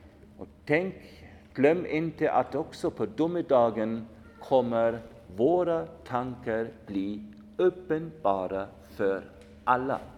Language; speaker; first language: Swedish; non-native, fluent; German